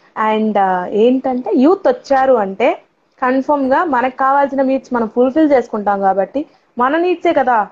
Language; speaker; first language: Telugu; non-native, local second language; Tamil